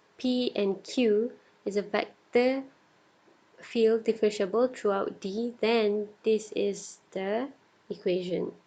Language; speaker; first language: English; non-native, local second language; Malay